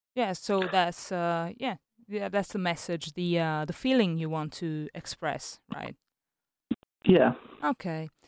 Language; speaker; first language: English; non-native, fluent; Italian